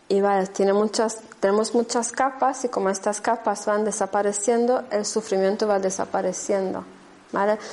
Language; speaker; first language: Spanish; non-native, fluent; German